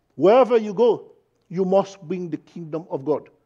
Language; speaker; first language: English; non-native, fluent; Haitian Creole